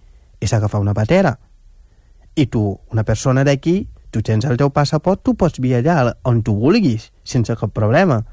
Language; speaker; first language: Catalan; non-native, fluent; Wolof